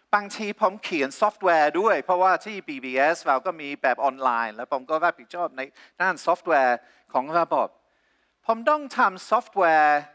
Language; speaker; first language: Thai; non-native, fluent; English